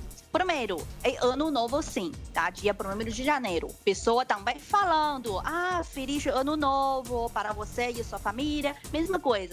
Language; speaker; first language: Portuguese; non-native, learner; Chinese